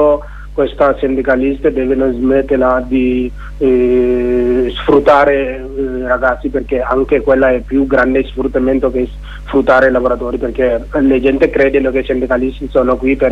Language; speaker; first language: Italian; non-native, learner; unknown